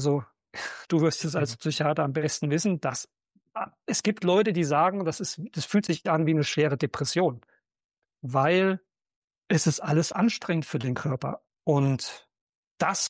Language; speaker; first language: German; native; German